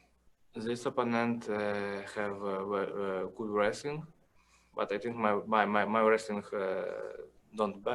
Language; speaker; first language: English; non-native, learner; Russian